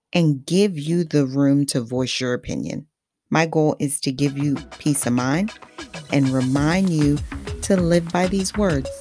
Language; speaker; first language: English; non-native, fluent; Haitian Creole